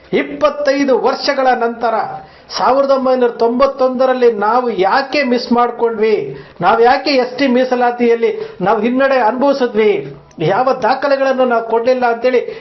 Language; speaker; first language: Kannada; native; Kannada